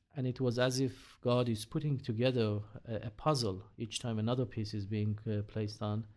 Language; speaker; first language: English; non-native, fluent; Hebrew